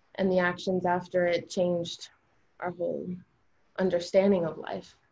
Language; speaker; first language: English; early bilingual, other home language; Albanian